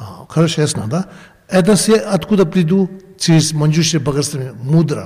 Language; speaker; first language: Russian; non-native, learner; Tibetan